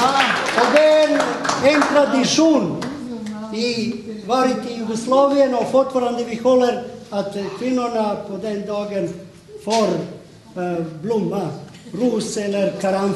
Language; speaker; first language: Swedish; non-native, fluent; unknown